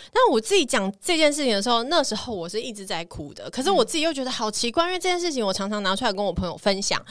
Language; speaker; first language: Chinese; native; Chinese